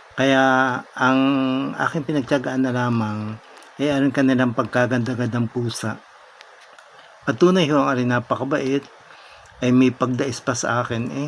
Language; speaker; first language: Filipino; native; Filipino